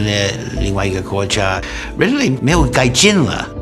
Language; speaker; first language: Chinese; non-native, fluent; English